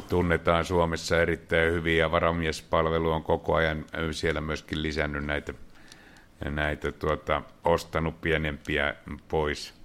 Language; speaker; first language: Finnish; native; Finnish